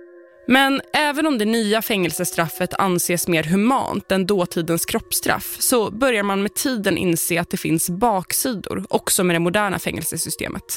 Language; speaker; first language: Swedish; native; Swedish